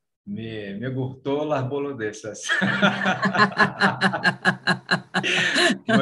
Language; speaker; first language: Spanish; non-native, learner; Portuguese